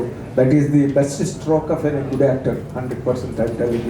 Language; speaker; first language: Telugu; native; Telugu